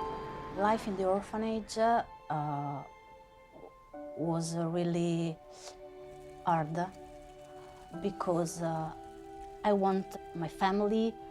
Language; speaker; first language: English; non-native, learner; Spanish